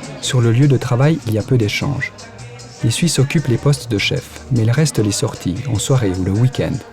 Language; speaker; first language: French; early bilingual, other home language; Italian